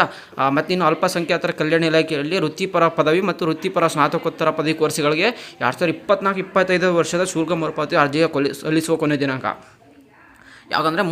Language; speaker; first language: Kannada; native; Kannada